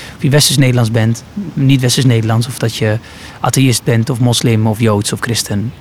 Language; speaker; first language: Dutch; early bilingual, other home language; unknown